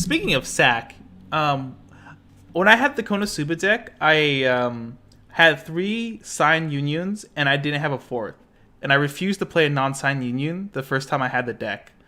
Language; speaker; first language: English; native; English